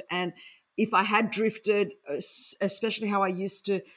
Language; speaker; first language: English; non-native, local second language; Greek